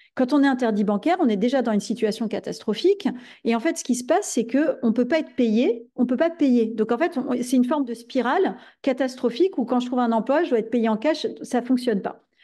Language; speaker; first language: French; native; French